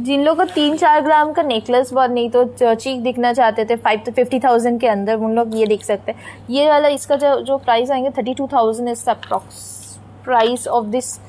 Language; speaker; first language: Hindi; non-native, local second language; Bangla